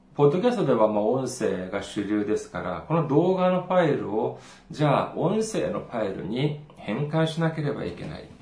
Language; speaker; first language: Japanese; non-native, fluent; Korean